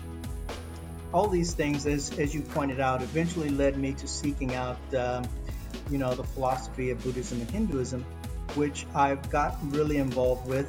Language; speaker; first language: English; native; English